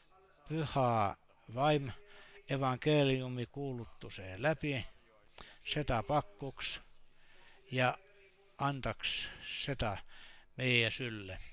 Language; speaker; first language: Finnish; non-native, learner; Estonian